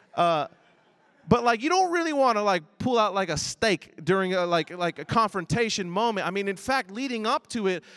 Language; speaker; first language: English; early bilingual, other home language; Chinese